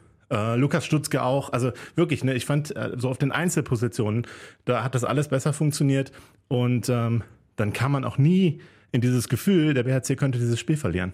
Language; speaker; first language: German; native; German